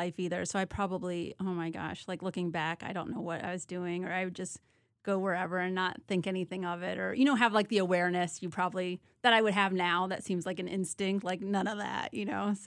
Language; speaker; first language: English; native; English